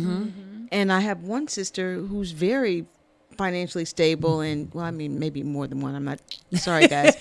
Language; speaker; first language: English; native; English